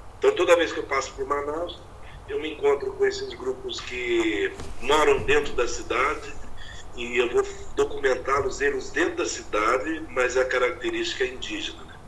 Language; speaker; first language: Portuguese; native; Portuguese